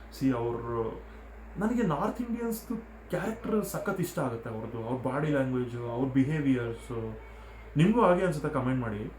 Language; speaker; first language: Kannada; non-native, local second language; Telugu